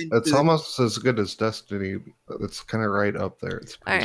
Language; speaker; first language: English; native; English